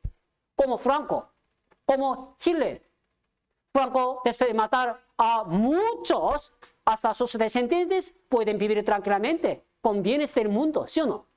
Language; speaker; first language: Spanish; non-native, fluent; Korean